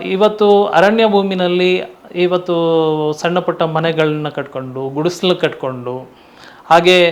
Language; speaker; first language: Kannada; non-native, local second language; Tulu